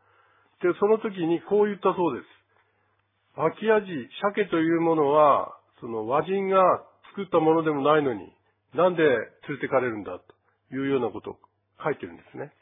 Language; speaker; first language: Japanese; native; Japanese